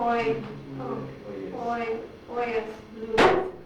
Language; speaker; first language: Spanish; non-native, learner; English